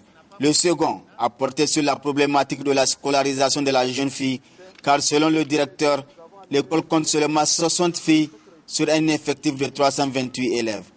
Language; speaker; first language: French; native; French